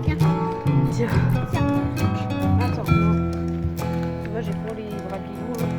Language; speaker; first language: French; native; French